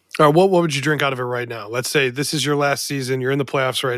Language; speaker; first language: English; native; English